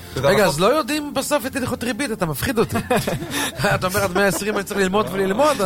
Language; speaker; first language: Hebrew; native; Hebrew